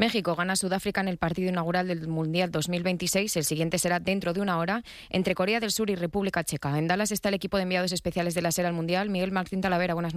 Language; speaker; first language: Spanish; native; Spanish